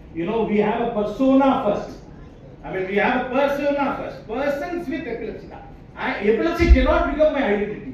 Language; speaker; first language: English; non-native, local second language; Tamil